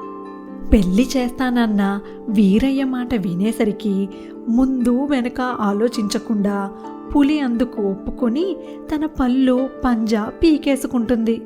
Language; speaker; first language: Telugu; native; Telugu